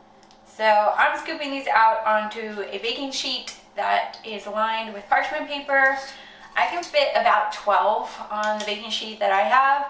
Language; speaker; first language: English; native; English